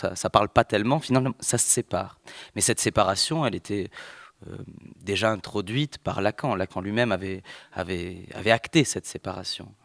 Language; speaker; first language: French; native; French